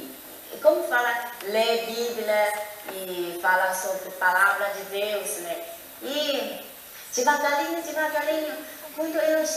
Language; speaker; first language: Portuguese; non-native, learner; Chinese